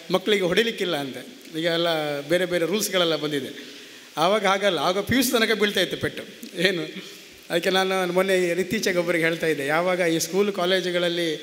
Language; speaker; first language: Kannada; native; Kannada